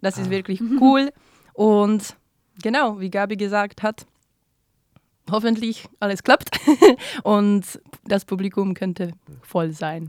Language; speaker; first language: German; non-native, fluent; Czech